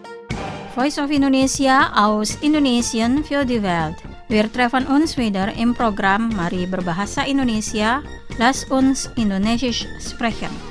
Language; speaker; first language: German; non-native, fluent; Indonesian